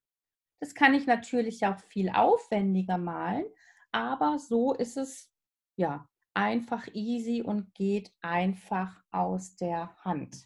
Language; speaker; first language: German; native; German